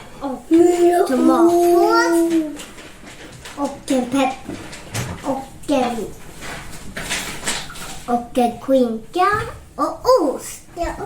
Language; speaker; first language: Swedish; early bilingual, other home language; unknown